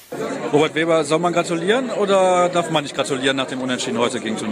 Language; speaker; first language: German; native; German